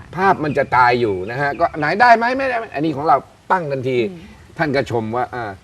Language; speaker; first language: Thai; native; Thai